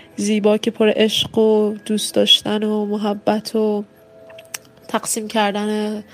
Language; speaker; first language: Persian; native; Persian